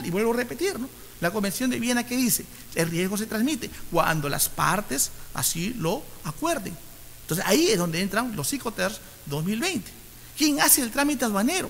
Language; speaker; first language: Spanish; native; Spanish